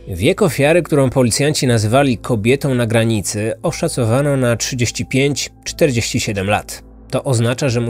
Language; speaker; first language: Polish; native; Polish